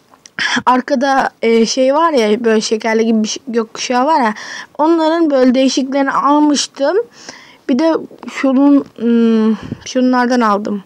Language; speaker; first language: Turkish; native; Turkish